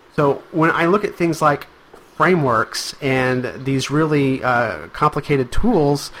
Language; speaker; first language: English; native; English